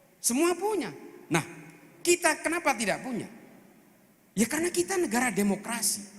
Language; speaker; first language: Indonesian; non-native, local second language; Madurese